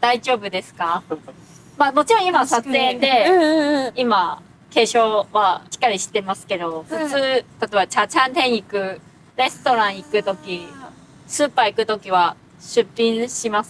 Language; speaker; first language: Japanese; non-native, fluent; Cantonese